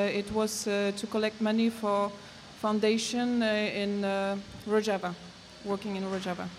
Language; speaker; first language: English; non-native, learner; Polish